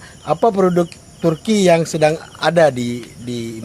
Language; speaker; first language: Indonesian; native; Indonesian